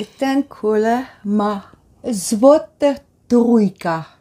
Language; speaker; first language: Polish; non-native, learner; Dutch